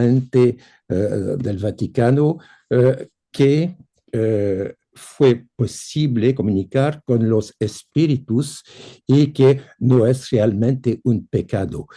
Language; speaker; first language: Spanish; non-native, fluent; French